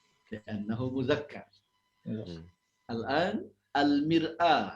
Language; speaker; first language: Arabic; non-native, fluent; Indonesian